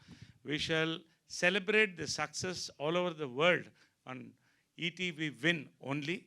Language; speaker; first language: Telugu; native; Telugu